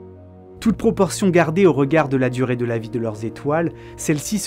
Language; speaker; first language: French; native; French